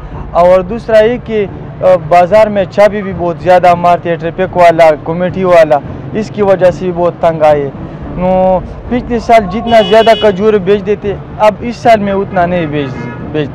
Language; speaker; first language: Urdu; non-native, local second language; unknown